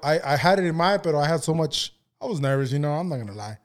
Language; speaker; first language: English; early bilingual, other home language; Spanish